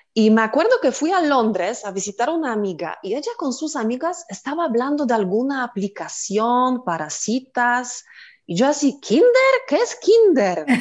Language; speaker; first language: Spanish; non-native, fluent; Polish